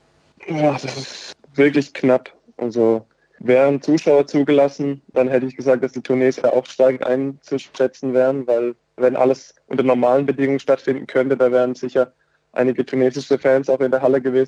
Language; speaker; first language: German; native; German